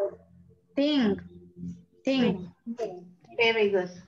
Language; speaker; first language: English; non-native, learner; Spanish